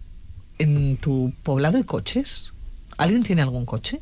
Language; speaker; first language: Spanish; native; Spanish